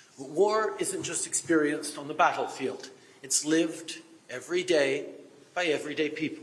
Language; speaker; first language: English; native; English